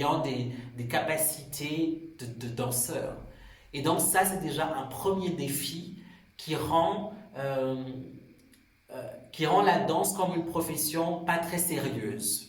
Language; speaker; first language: French; non-native, local second language; Swahili